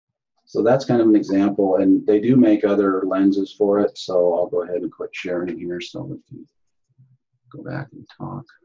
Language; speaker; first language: English; native; English